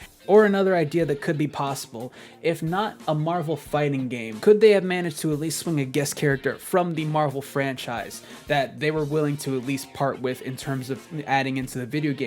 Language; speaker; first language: English; native; English